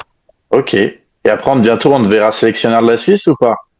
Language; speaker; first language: French; native; French